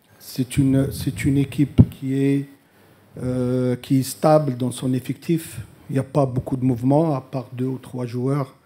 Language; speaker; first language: French; non-native, local second language; Arabic